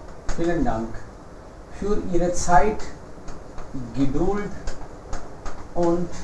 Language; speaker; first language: German; non-native, fluent; Hindi